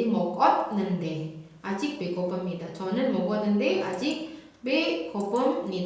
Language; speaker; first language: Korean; non-native, fluent; Indonesian